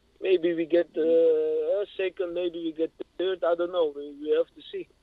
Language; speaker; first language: English; non-native, learner; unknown